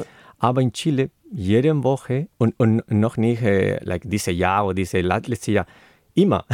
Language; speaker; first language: German; non-native, learner; Spanish